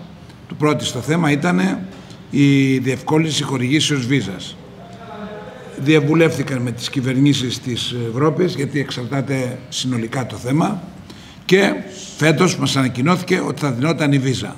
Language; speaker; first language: Greek; native; Greek